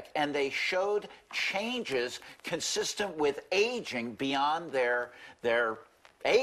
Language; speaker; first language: English; native; English